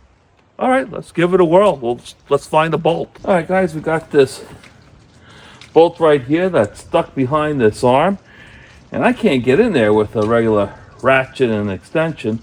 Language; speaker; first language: English; native; English